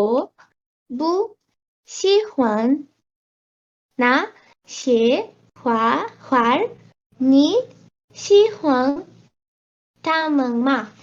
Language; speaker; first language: Chinese; non-native, learner; Portuguese